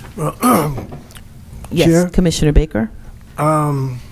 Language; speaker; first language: English; native; English